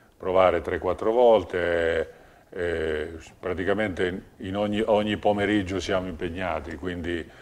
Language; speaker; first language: Italian; native; Italian